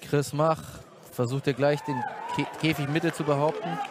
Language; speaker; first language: German; native; German